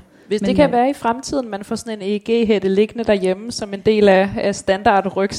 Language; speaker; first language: Danish; native; Danish